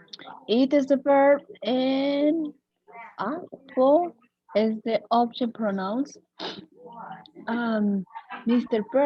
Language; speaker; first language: English; non-native, learner; Spanish